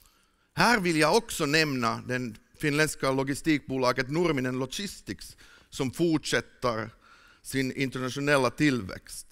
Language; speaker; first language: Swedish; non-native, fluent; Finnish